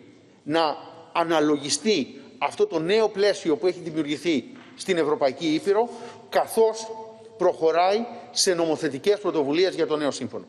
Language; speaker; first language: Greek; native; Greek